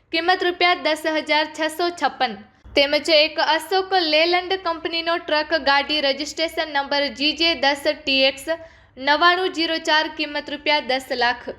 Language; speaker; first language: Gujarati; native; Gujarati